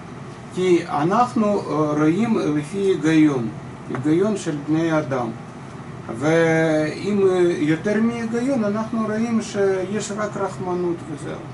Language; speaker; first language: Hebrew; non-native, fluent; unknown